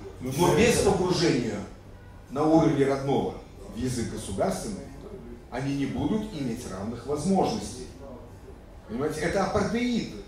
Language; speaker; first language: Russian; non-native, local second language; Latvian